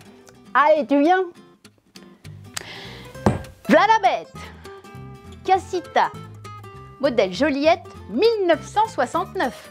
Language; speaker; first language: French; native; French